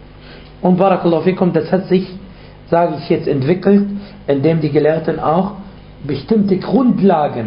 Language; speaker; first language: German; non-native, fluent; Arabic